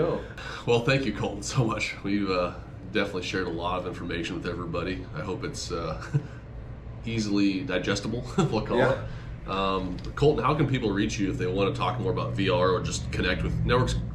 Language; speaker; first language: English; native; English